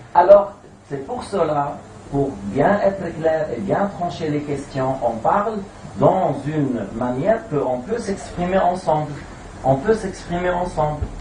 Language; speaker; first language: French; non-native, fluent; Arabic